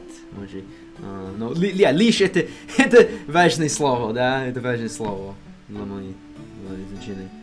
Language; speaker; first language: Russian; non-native, learner; English